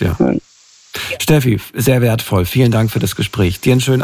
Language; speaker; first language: German; native; German